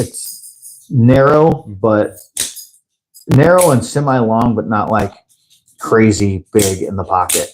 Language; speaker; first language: English; native; English